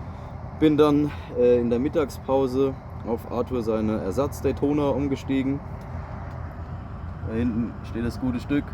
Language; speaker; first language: German; native; German